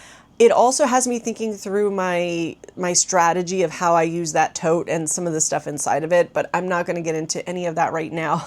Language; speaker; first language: English; native; English